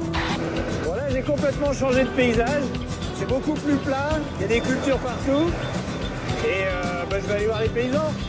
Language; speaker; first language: French; native; French